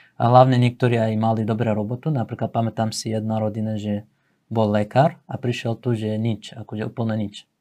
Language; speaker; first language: Slovak; non-native, fluent; Assyrian Neo-Aramaic